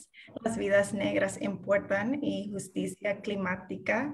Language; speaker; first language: Spanish; non-native, fluent; English